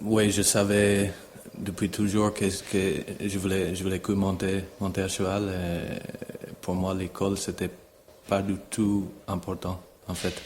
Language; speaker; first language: French; non-native, fluent; English